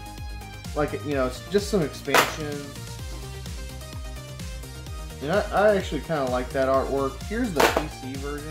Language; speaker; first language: English; native; English